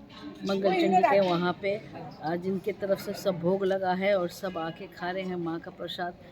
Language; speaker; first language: Hindi; non-native, local second language; Kok Borok